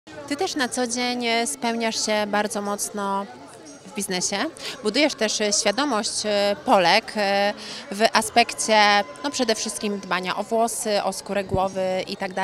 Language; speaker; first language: Polish; native; Polish